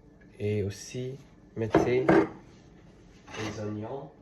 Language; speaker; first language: French; non-native, learner; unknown